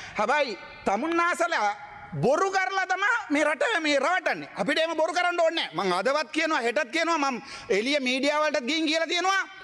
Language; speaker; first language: Sinhala; non-native, local second language; Tamil